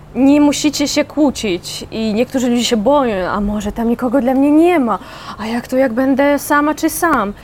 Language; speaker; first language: Polish; non-native, fluent; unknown